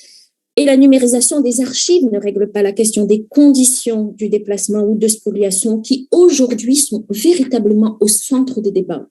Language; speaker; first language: French; native; French